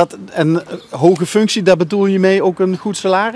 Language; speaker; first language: Dutch; native; Dutch